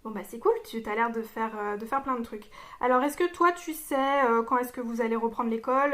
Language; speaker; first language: French; native; French